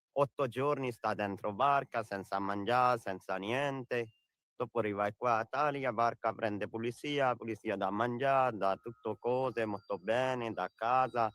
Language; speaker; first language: Italian; non-native, learner; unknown